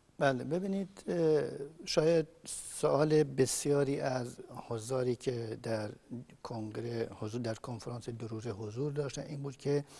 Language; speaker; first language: Persian; non-native, local second language; Kurdish